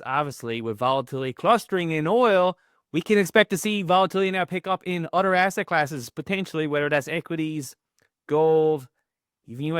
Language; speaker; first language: English; native; English